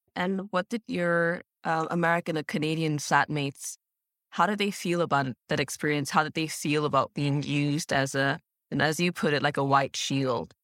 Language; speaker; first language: English; native; English